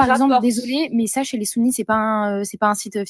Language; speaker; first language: French; native; French